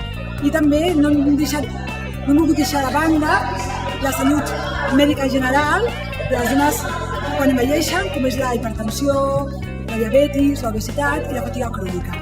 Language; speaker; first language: Catalan; native; Catalan